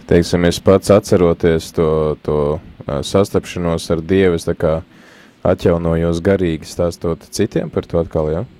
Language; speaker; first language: Latvian; native; Latvian